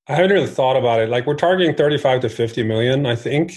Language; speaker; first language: English; non-native, fluent; Norwegian